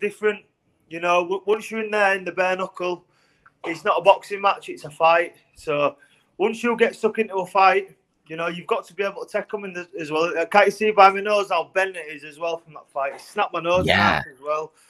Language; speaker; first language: English; native; English